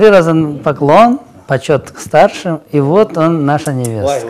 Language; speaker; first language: Russian; non-native, local second language; Uzbek